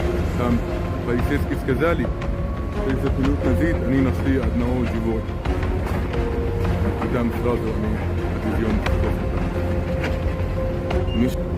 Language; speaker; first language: Russian; non-native, learner; Arabic